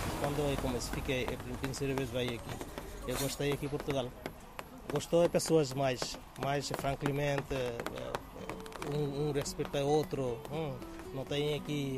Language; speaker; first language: Portuguese; non-native, learner; Bangla